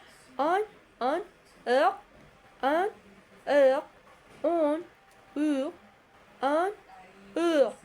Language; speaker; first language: French; non-native, learner; Spanish